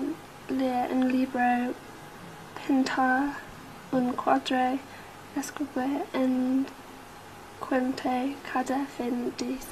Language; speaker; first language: Spanish; non-native, learner; English